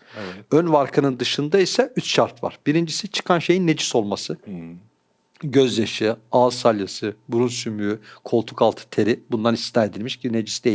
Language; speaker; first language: Turkish; native; Turkish